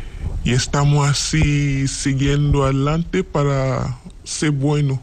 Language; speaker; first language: Spanish; non-native, learner; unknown